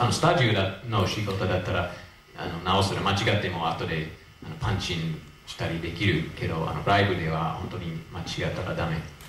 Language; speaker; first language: Japanese; non-native, fluent; English